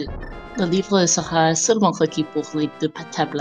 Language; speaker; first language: French; non-native, fluent; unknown